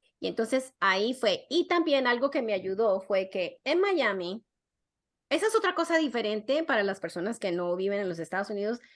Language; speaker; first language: Spanish; early bilingual, other home language; English